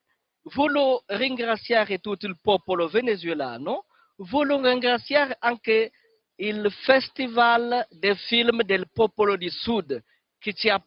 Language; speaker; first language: Italian; non-native, fluent; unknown